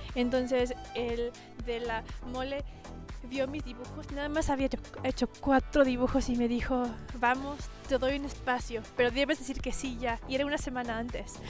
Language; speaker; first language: Spanish; early bilingual, heritage; Spanish